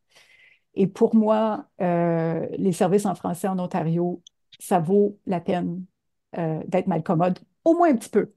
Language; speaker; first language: French; native; French